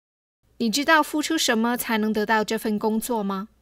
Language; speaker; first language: Chinese; native; Chinese